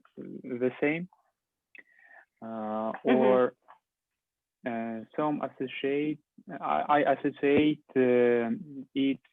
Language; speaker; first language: English; non-native, learner; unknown